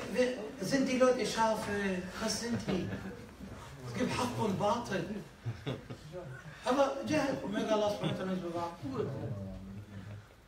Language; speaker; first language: German; non-native, fluent; Arabic